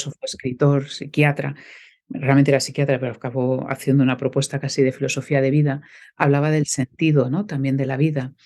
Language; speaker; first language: Spanish; native; Spanish